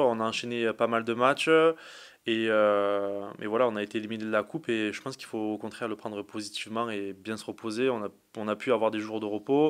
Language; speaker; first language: French; native; French